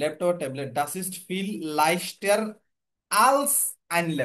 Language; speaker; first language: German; non-native, fluent; Bangla